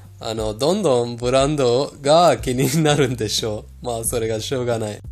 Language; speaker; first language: Japanese; non-native, fluent; Persian